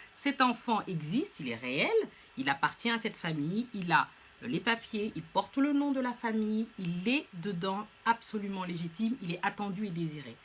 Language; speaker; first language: French; non-native, local second language; Fula